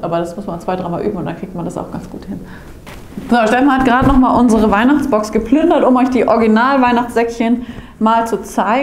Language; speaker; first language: German; native; German